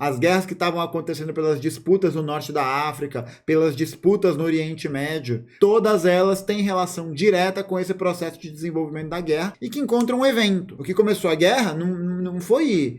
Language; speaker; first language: Portuguese; native; Portuguese